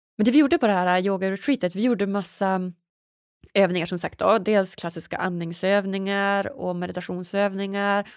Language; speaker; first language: Swedish; native; Swedish